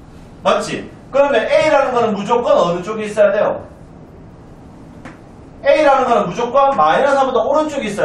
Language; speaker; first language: Korean; native; Korean